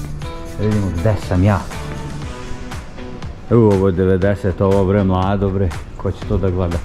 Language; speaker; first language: Serbian; native; Serbian